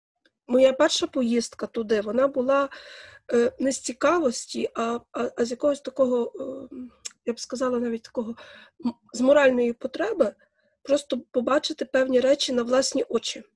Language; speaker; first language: Ukrainian; native; Ukrainian